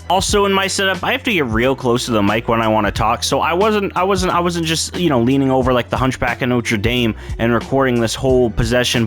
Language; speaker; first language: English; native; English